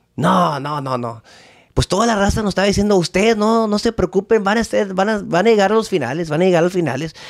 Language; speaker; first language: Spanish; early bilingual, heritage; Spanish